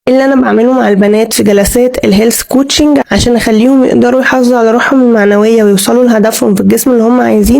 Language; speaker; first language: Arabic; native; Arabic